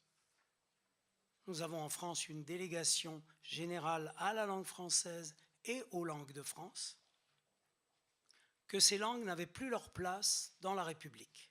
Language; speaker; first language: French; native; French